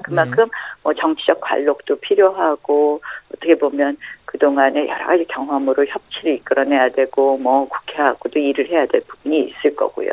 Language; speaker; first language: Korean; native; Korean